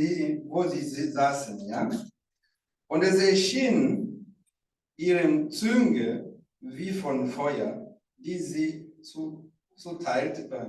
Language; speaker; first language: German; non-native, fluent; Rundi